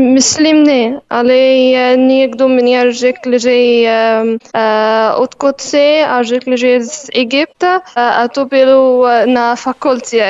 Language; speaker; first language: Czech; non-native, learner; Arabic